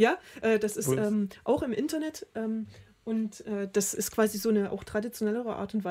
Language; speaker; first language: German; native; German